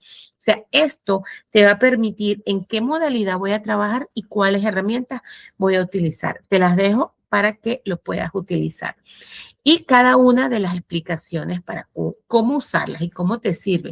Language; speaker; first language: Spanish; native; Spanish